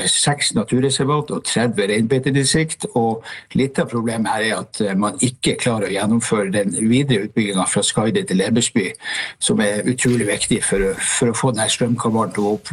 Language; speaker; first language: Norwegian; native; Norwegian